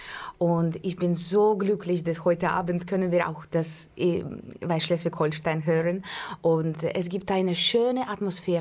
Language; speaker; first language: German; non-native, learner; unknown